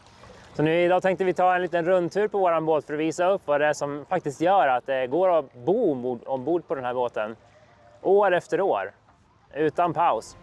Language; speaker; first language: Swedish; native; Swedish